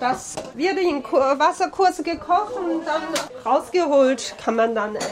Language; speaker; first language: German; non-native, fluent; Chinese